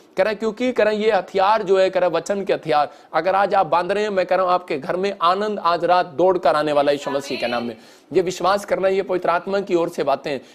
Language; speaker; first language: Hindi; non-native, local second language; Punjabi